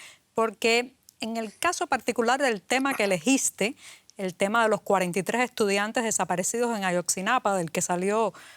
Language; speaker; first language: Spanish; native; Spanish